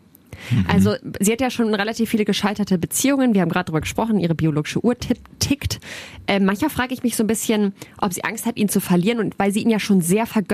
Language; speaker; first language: German; native; German